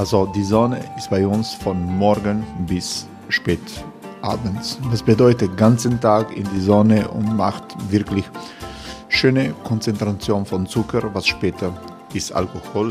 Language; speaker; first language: German; non-native, learner; Croatian